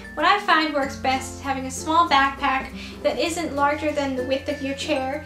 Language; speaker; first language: English; native; English